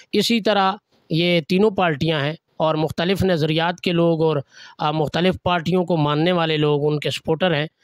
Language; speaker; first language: Urdu; non-native, local second language; Northern Hindko